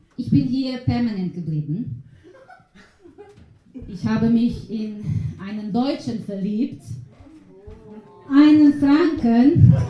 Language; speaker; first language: German; non-native, learner; Portuguese